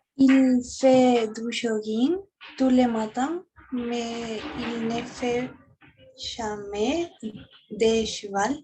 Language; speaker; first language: French; non-native, learner; Spanish